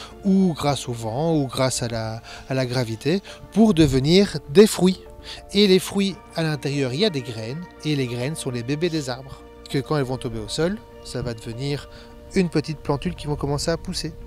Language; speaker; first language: French; native; French